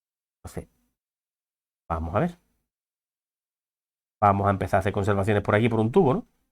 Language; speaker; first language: Spanish; native; Spanish